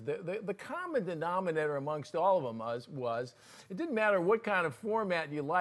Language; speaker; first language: English; native; English